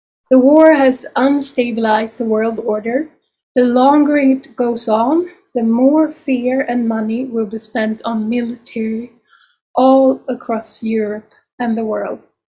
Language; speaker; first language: English; non-native, fluent; Swedish